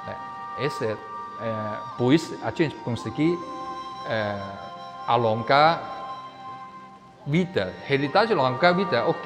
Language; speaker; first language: Portuguese; non-native, learner; Chinese